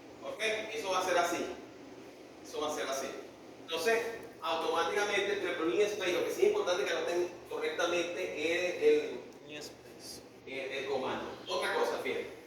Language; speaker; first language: Spanish; native; Spanish